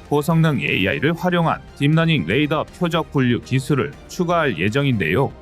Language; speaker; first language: Korean; native; Korean